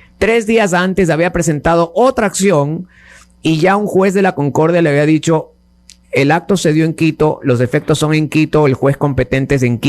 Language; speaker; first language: Spanish; native; Spanish